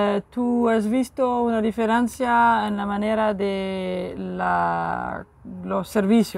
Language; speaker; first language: Spanish; non-native, fluent; French